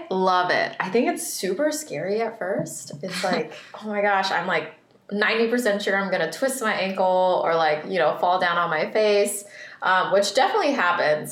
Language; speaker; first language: English; early bilingual, other home language; Vietnamese